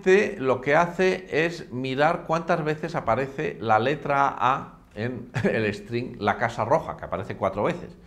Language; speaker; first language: Spanish; native; Spanish